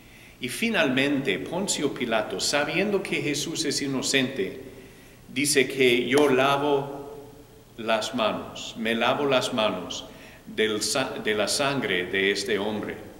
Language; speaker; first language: Spanish; non-native, fluent; English